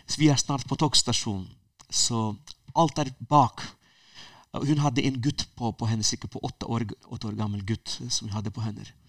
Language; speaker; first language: Norwegian; non-native, fluent; Ukrainian